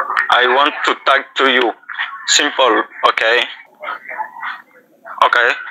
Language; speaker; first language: English; non-native, learner; French